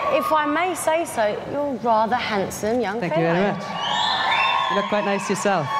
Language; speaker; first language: English; native; English